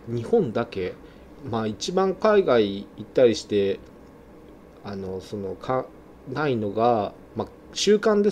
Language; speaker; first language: Japanese; native; Japanese